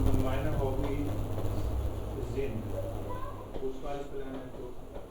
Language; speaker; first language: German; non-native, learner; Hindi